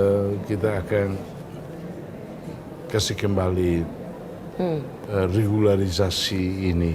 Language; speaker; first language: Indonesian; non-native, fluent; Tetum